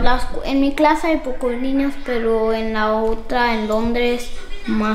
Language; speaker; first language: Spanish; early bilingual, heritage; Spanish